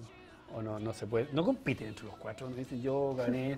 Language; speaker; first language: Spanish; native; Spanish